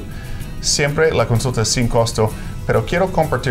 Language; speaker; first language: Spanish; non-native, fluent; English